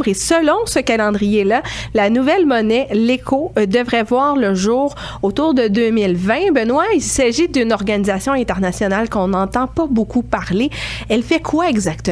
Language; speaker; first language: French; native; French